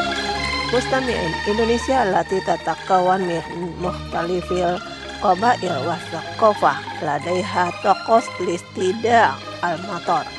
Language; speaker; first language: Arabic; non-native, fluent; Indonesian